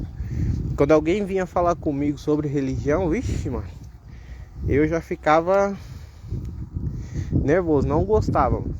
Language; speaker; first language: Portuguese; native; Portuguese